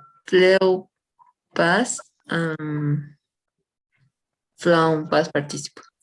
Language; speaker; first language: English; non-native, learner; Spanish